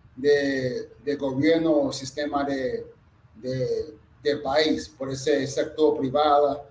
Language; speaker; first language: Spanish; non-native, fluent; English